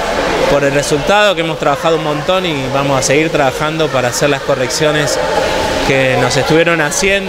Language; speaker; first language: Spanish; native; Spanish